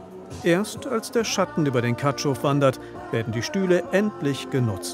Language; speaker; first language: German; native; German